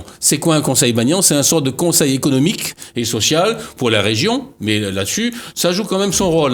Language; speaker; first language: French; native; French